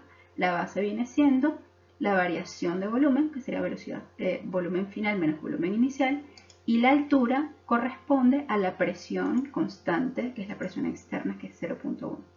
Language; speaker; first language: Spanish; native; Spanish